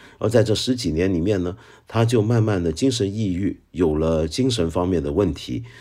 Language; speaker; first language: Chinese; non-native, local second language; Cantonese